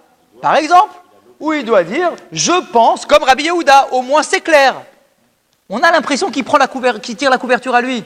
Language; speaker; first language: French; native; French